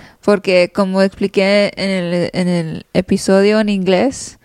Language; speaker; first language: Spanish; early bilingual, heritage; Spanish